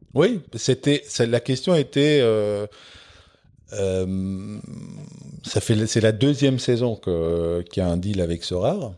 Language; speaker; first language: French; non-native, local second language; Dutch